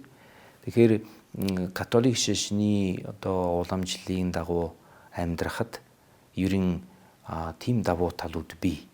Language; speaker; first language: Mongolian; non-native, fluent; Italian